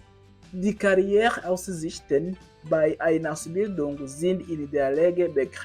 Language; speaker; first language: German; non-native, learner; Kinyarwanda